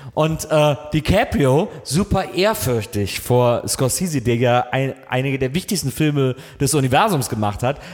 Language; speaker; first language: German; native; German